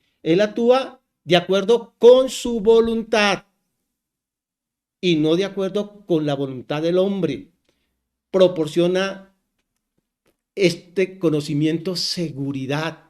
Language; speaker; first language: Spanish; native; Spanish